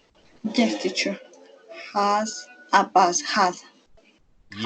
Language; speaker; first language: English; non-native, learner; Spanish